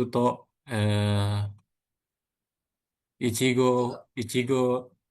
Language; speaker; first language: Japanese; non-native, learner; Indonesian